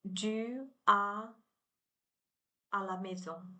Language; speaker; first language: French; non-native, learner; Chinese